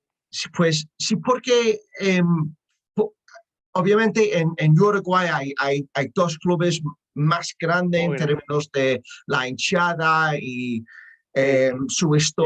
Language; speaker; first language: Spanish; non-native, learner; English